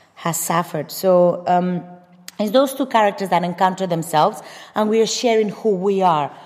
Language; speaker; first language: English; non-native, fluent; Spanish